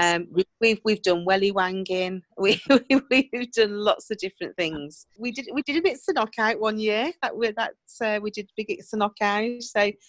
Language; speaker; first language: English; native; English